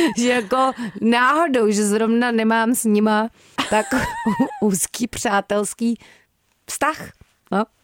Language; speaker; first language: Czech; native; Czech